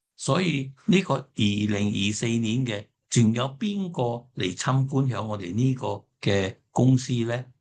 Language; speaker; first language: Cantonese; early bilingual, heritage; Cantonese